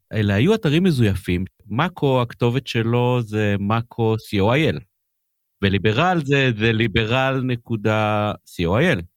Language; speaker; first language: Hebrew; native; Hebrew